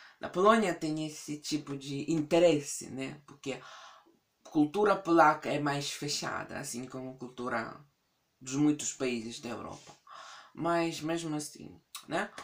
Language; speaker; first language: Portuguese; non-native, fluent; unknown